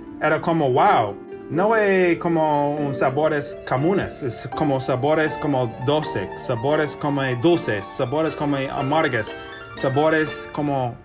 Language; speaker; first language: Spanish; non-native, learner; English